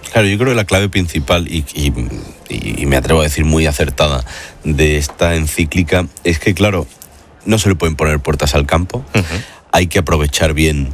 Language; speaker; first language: Spanish; native; Spanish